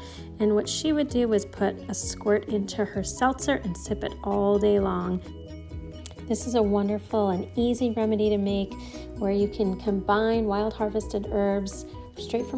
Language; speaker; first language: English; native; English